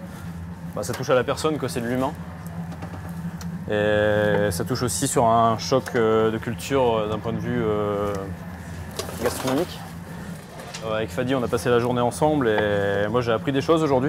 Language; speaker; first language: French; native; French